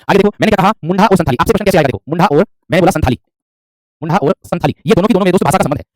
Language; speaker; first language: Hindi; native; Hindi